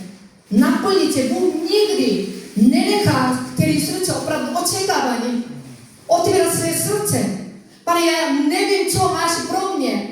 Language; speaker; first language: Czech; non-native, fluent; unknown